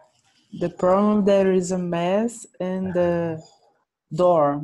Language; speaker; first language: English; non-native, learner; Portuguese